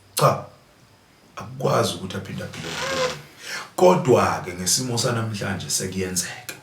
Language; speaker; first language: Zulu; native; Zulu